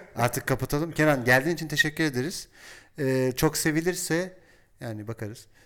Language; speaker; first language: Turkish; native; Turkish